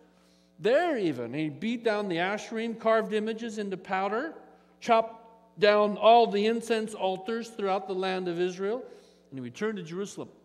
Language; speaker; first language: English; native; English